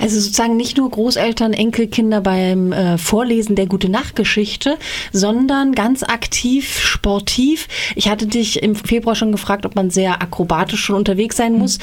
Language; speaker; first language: German; native; German